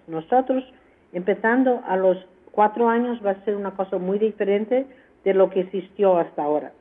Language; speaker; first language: Spanish; early bilingual, heritage; Spanish